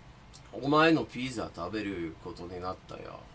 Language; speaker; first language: Japanese; non-native, fluent; English